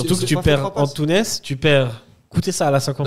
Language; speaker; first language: French; native; French